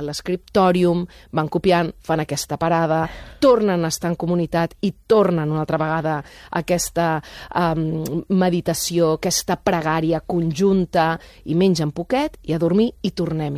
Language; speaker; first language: Catalan; native; Catalan